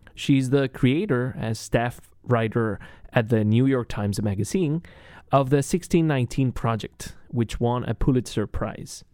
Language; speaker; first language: English; non-native, fluent; Spanish